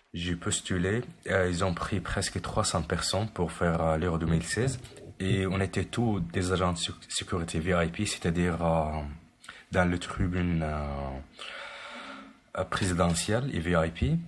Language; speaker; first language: French; non-native, fluent; Arabic